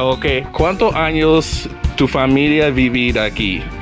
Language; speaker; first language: Spanish; non-native, learner; English